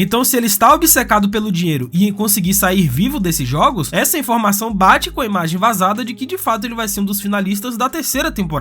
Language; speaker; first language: Portuguese; native; Portuguese